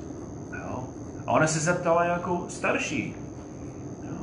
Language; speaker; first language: Czech; non-native, fluent; English